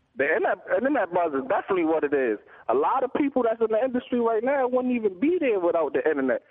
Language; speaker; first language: English; native; English